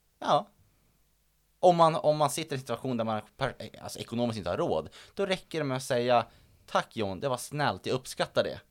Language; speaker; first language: Swedish; native; Swedish